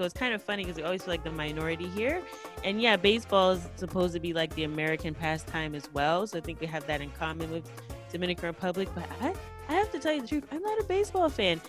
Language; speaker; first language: English; native; English